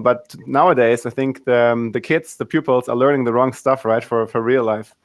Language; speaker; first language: English; non-native, fluent; German